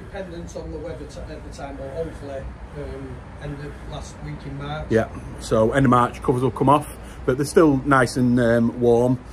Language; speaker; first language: English; native; English